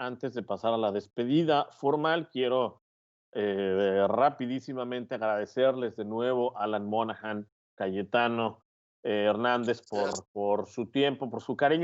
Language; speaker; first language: Spanish; native; Spanish